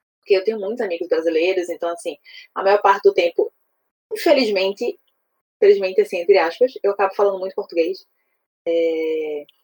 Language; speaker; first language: Portuguese; native; Portuguese